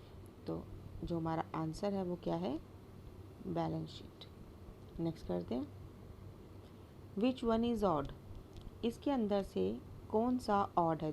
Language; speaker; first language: Hindi; native; Hindi